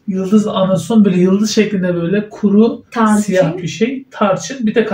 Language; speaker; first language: Turkish; native; Turkish